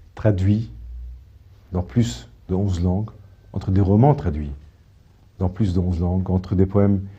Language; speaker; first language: French; non-native, local second language; Arabic